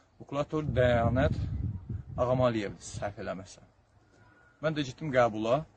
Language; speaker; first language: Azerbaijani; native; Azerbaijani